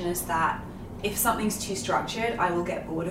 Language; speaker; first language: English; native; English